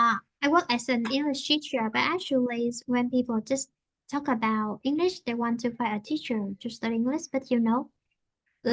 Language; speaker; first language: English; non-native, fluent; Vietnamese